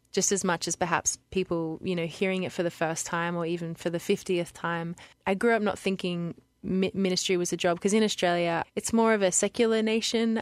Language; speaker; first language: English; native; English